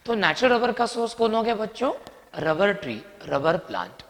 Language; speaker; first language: Hindi; non-native, local second language; Marathi